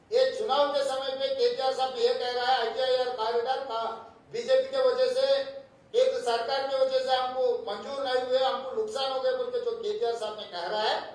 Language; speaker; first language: Hindi; non-native, local second language; Telugu